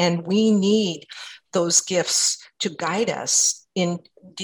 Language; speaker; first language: English; native; English